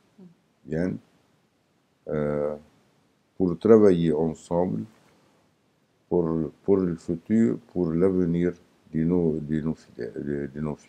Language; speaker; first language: French; non-native, learner; Arabic